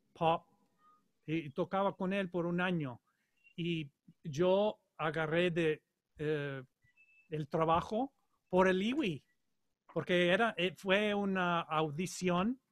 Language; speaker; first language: Spanish; non-native, learner; English